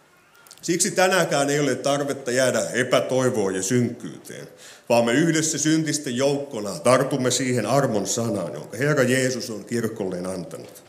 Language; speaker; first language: Finnish; native; Finnish